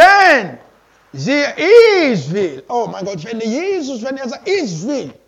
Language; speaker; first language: German; non-native, learner; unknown